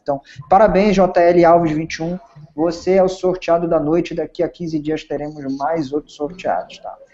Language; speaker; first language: Portuguese; native; Portuguese